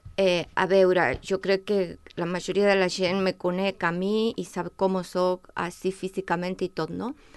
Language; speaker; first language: Catalan; non-native, local second language; Spanish